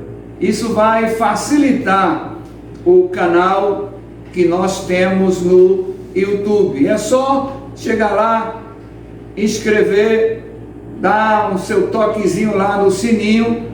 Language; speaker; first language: Portuguese; native; Portuguese